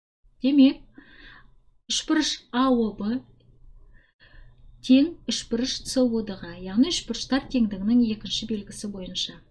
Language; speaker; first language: Kazakh; native; Kazakh